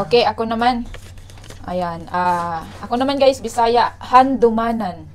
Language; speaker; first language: Filipino; non-native, local second language; Cebuano